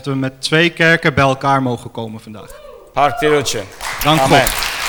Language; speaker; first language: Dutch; non-native, fluent; Armenian